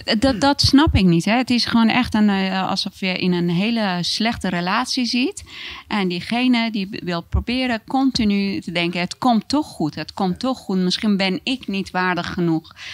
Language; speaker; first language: Dutch; non-native, fluent; Persian